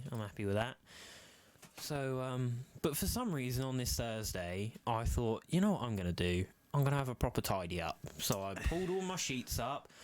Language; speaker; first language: English; native; English